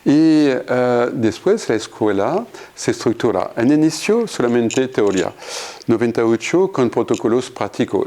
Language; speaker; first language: Spanish; non-native, fluent; French